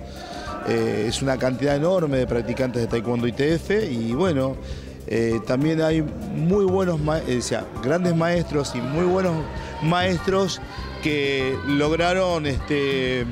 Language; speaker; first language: Spanish; native; Spanish